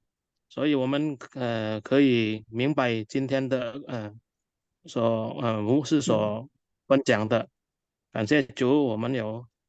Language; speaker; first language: Chinese; non-native, learner; Indonesian